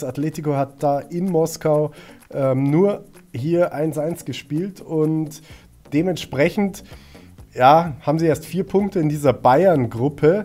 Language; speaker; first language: German; native; German